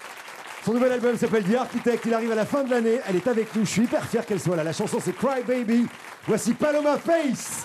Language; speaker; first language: French; native; French